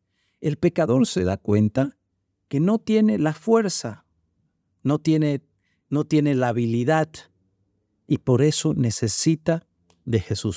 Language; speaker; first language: Spanish; native; Spanish